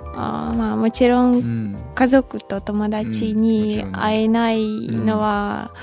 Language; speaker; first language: Japanese; non-native, fluent; Ukrainian